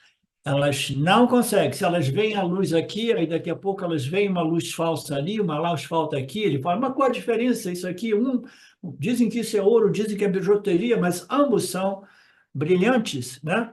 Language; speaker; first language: Portuguese; native; Portuguese